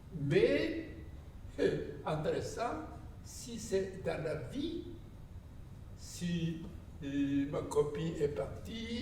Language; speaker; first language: French; non-native, learner; Japanese